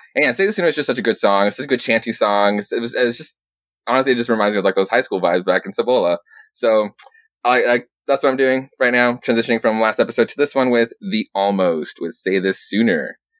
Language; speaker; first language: English; early bilingual, other home language; Spanish